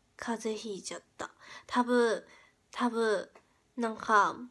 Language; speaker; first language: Japanese; non-native, fluent; Chinese